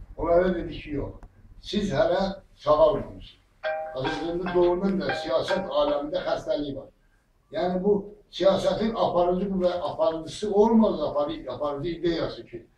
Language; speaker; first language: Azerbaijani; non-native, local second language; Talysh